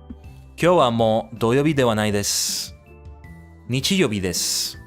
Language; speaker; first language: Japanese; non-native, learner; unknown